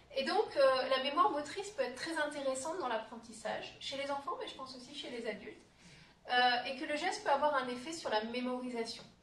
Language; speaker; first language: French; native; French